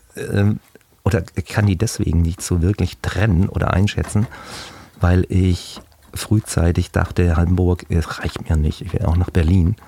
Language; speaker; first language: German; native; German